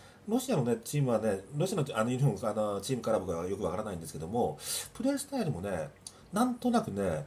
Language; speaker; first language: Japanese; native; Japanese